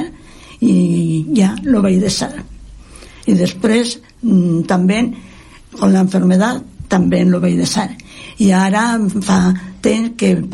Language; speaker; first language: Catalan; non-native, local second language; Spanish